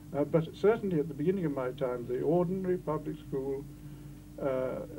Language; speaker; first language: English; native; English